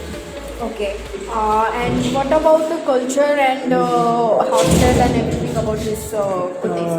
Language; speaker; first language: English; non-native, learner; Hindi